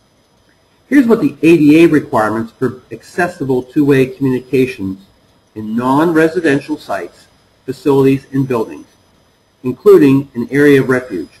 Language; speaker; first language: English; native; English